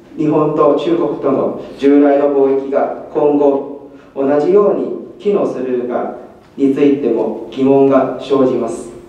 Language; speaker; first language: Japanese; non-native, fluent; Cantonese